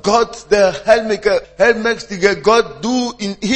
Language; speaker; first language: German; non-native, learner; French